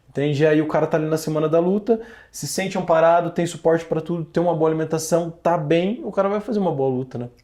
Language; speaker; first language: Portuguese; native; Portuguese